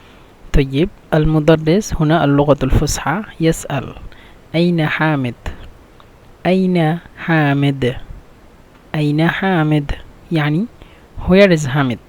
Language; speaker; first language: Arabic; non-native, fluent; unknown